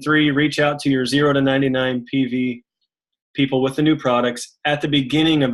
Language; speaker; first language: English; native; English